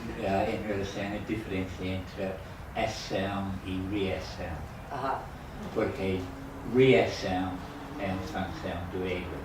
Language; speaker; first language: Portuguese; non-native, fluent; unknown